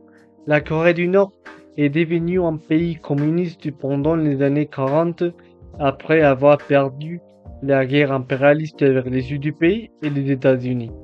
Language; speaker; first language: French; non-native, learner; Spanish